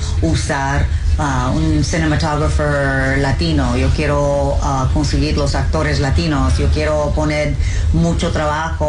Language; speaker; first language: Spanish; early bilingual, heritage; English